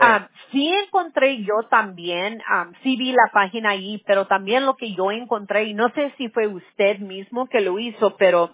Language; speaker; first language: Spanish; early bilingual, heritage; Spanish